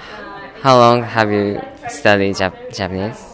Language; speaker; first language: English; non-native, learner; Japanese